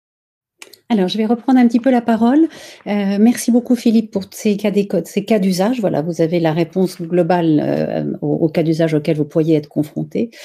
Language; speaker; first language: French; native; French